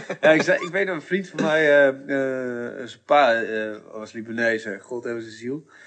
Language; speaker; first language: Dutch; early bilingual, other home language; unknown